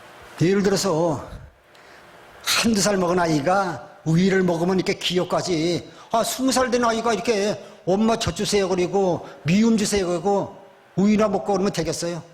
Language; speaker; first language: Korean; native; Korean